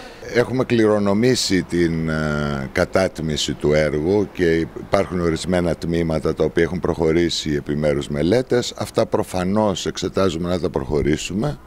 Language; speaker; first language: Greek; native; Greek